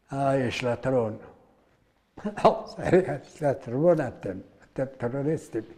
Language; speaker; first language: Hebrew; early bilingual, other home language; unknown